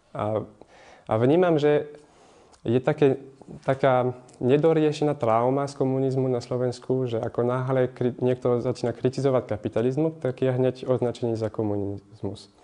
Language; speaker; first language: Slovak; non-native, fluent; French